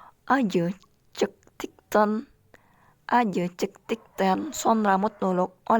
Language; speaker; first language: Turkish; non-native, learner; Indonesian